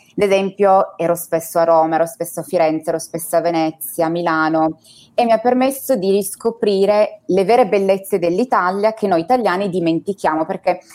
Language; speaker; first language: Italian; native; Italian